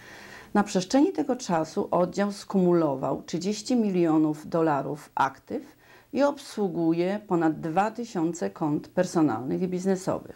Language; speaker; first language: Polish; native; Polish